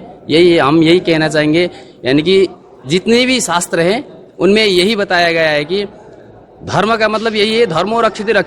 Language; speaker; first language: Hindi; native; Hindi